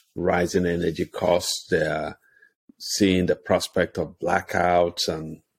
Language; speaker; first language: English; non-native, local second language; Igbo